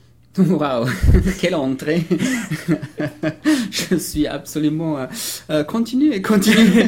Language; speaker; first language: French; non-native, fluent; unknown